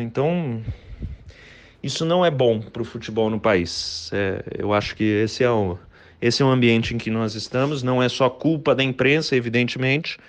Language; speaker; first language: Portuguese; native; Portuguese